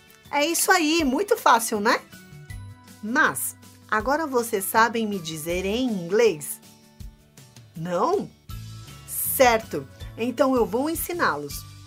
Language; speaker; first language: Portuguese; native; Portuguese